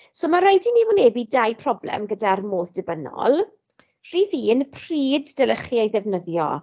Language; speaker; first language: Welsh; non-native, local second language; English